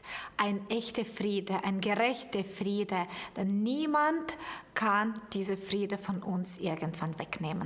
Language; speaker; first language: German; non-native, fluent; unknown